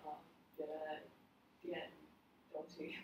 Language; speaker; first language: Chinese; non-native, learner; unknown